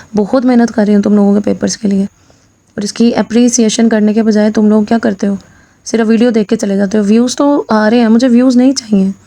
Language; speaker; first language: Urdu; non-native, local second language; Punjabi